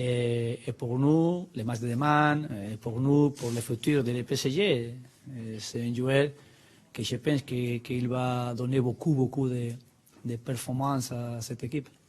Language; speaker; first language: French; non-native, learner; Spanish